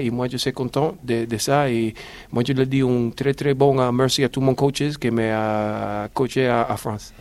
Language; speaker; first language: French; non-native, learner; English